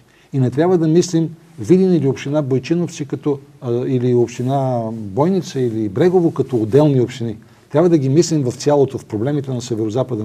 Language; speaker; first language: Bulgarian; native; Bulgarian